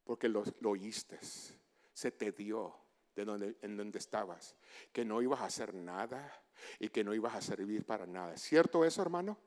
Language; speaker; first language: Spanish; early bilingual, heritage; Spanish